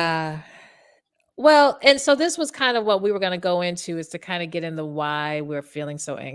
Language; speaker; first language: English; native; English